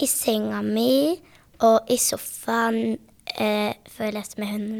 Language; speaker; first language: Norwegian; early bilingual, other home language; French